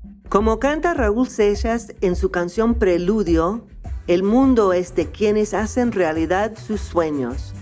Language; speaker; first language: Spanish; non-native, fluent; English